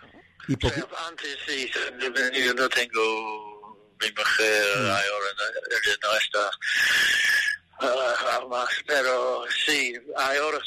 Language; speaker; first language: Spanish; non-native, learner; English